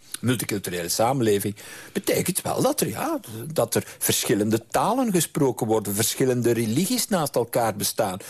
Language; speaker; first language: Dutch; native; Dutch